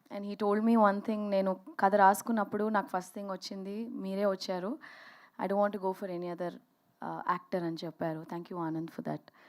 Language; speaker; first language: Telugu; native; Telugu